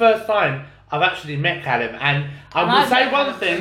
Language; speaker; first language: English; native; English